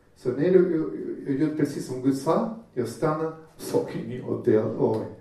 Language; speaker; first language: Swedish; non-native, fluent; Portuguese